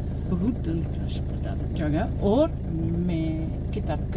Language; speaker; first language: Hindi; non-native, learner; English